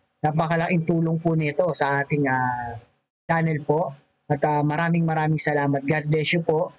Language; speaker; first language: Filipino; native; Filipino